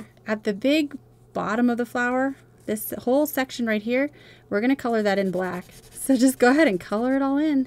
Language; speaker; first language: English; native; English